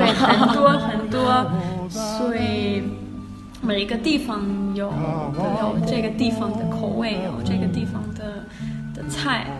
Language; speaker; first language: Chinese; non-native, learner; Danish